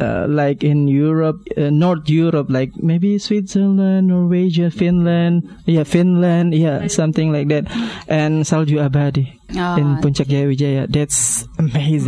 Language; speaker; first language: English; non-native, learner; Indonesian